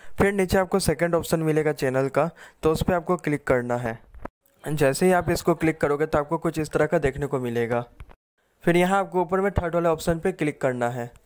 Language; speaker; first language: Hindi; native; Hindi